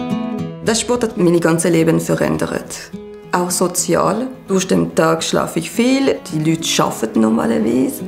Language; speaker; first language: German; non-native, local second language; French